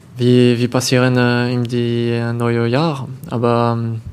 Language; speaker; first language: German; non-native, learner; French